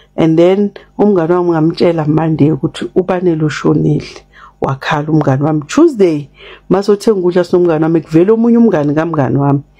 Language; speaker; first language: Zulu; native; Zulu